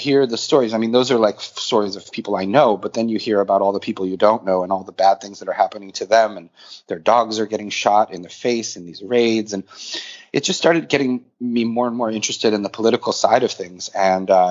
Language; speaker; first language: English; native; English